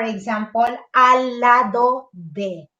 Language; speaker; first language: Spanish; non-native, fluent; Filipino